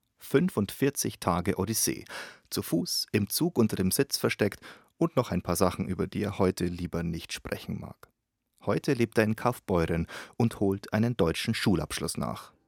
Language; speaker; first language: German; native; German